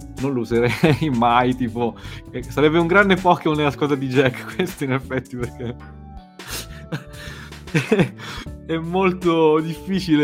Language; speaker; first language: Italian; native; Italian